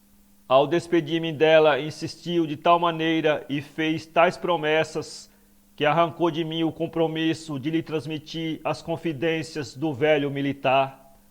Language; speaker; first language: Portuguese; native; Portuguese